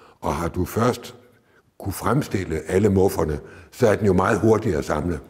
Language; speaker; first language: Danish; native; Danish